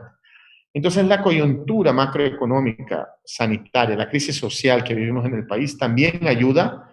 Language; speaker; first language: Spanish; native; Spanish